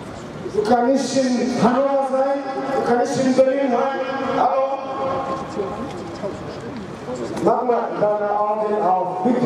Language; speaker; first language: German; non-native, learner; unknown